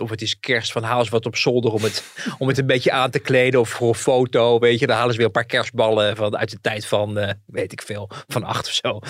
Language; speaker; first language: Dutch; native; Dutch